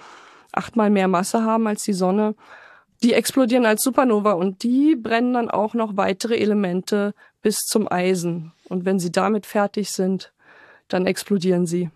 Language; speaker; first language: German; native; German